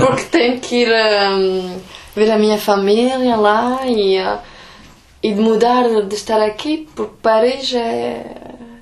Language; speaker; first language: Portuguese; early bilingual, heritage; Portuguese